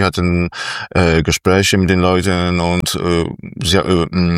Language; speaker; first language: German; non-native, fluent; Polish